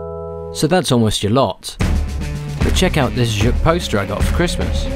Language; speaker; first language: English; native; English